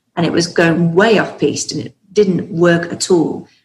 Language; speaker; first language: English; native; English